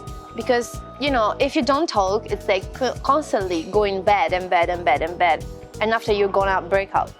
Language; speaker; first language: English; non-native, fluent; Italian